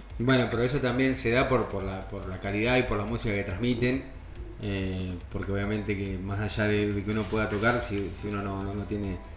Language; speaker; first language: Spanish; native; Spanish